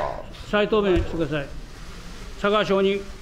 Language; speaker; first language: Japanese; native; Japanese